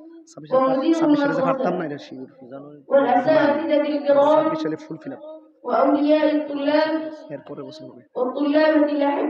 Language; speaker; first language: Arabic; non-native, learner; Bangla